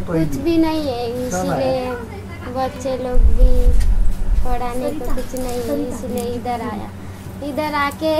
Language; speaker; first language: Hindi; non-native, learner; Nepali